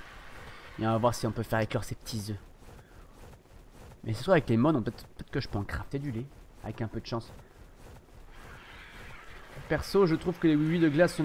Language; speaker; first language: French; native; French